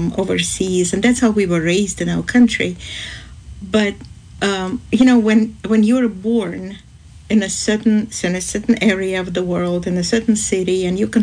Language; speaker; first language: English; non-native, fluent; Azerbaijani